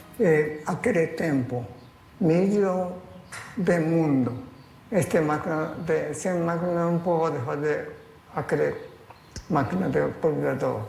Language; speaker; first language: Portuguese; non-native, learner; Japanese